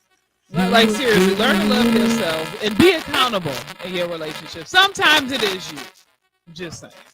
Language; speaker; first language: English; native; English